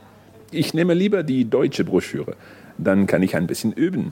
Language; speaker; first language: German; non-native, fluent; English